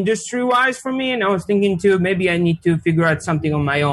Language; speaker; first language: English; non-native, fluent; Georgian